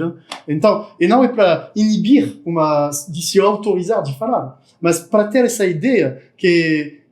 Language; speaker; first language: Portuguese; non-native, fluent; French